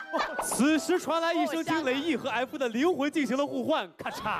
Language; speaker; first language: Chinese; native; Chinese